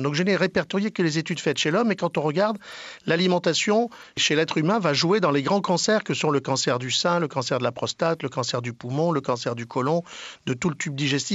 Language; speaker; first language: French; native; French